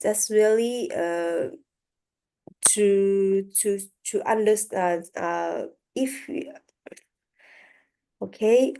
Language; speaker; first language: English; non-native, learner; French